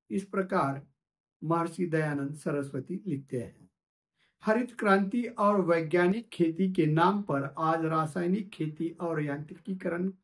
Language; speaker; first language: Hindi; non-native, local second language; Marathi